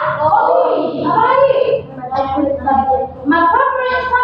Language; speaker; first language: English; non-native, fluent; Indonesian